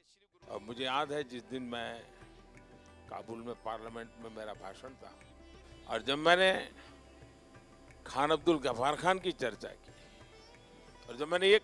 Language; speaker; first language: Hindi; non-native, local second language; Gujarati